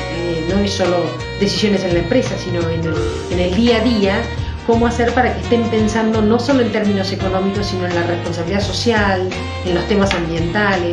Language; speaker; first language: Spanish; native; Spanish